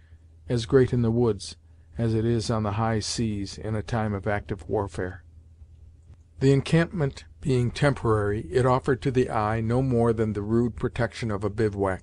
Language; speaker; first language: English; native; English